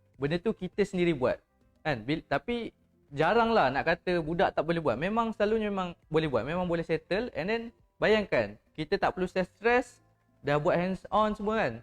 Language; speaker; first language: Malay; native; Malay